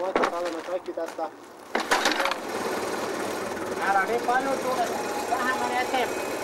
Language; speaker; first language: Finnish; non-native, learner; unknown